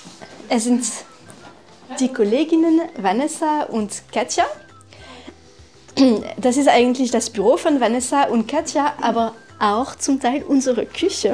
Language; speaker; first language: German; non-native, fluent; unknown